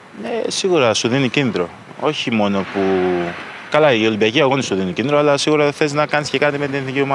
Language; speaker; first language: Greek; early bilingual, other home language; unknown